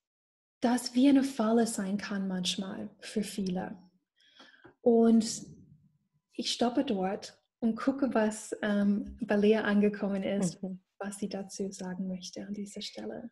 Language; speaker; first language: German; non-native, fluent; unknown